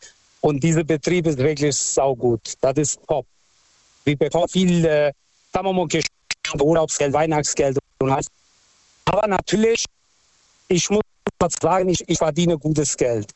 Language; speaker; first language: German; non-native, fluent; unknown